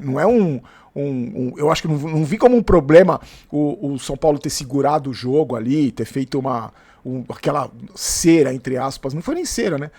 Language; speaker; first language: Portuguese; native; Portuguese